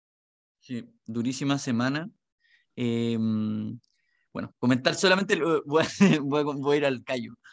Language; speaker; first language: Spanish; native; Spanish